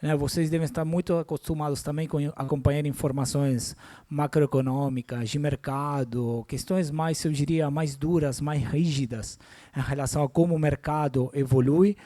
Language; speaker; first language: Portuguese; non-native, fluent; Spanish